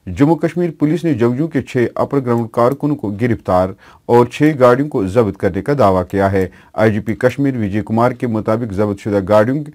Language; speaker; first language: Urdu; non-native, local second language; Kashmiri